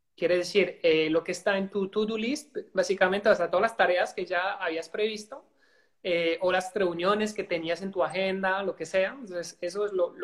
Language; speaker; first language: Spanish; non-native, fluent; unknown